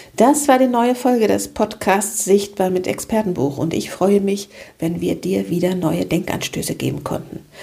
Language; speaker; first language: German; native; German